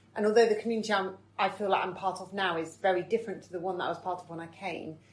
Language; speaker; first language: English; native; English